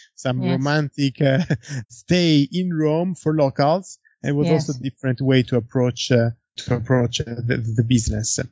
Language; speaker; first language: English; non-native, fluent; Italian